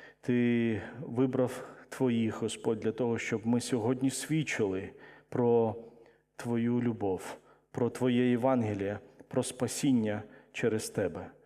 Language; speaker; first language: Ukrainian; non-native, local second language; Russian